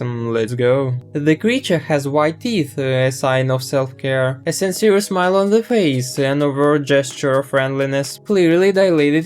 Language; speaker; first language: English; non-native, fluent; Russian